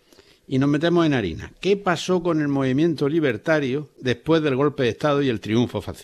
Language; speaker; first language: Spanish; native; Spanish